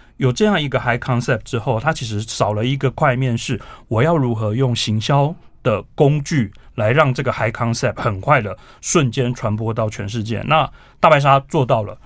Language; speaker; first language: Chinese; native; Chinese